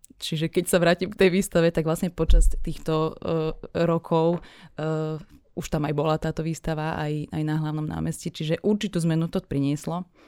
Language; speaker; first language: Slovak; native; Slovak